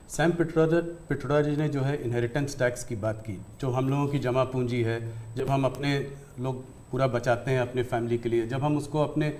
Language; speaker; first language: Hindi; native; Hindi